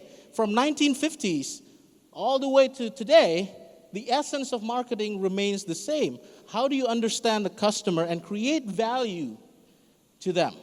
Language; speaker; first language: English; non-native, fluent; Indonesian